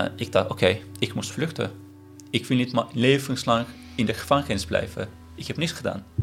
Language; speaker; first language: Dutch; non-native, learner; Turkish